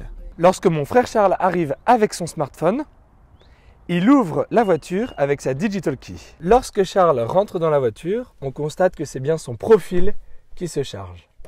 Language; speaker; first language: French; native; French